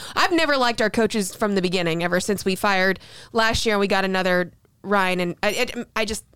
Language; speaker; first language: English; native; English